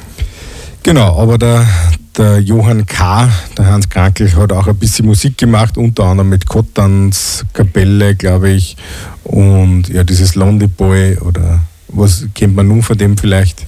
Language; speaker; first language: German; native; German